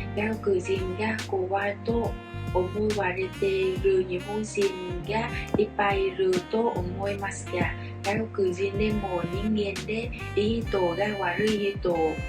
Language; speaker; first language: Japanese; non-native, learner; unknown